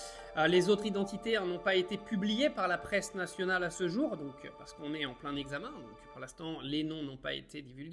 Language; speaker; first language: French; native; French